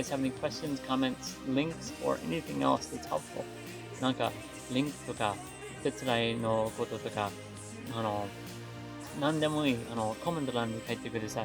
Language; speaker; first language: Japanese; non-native, learner; English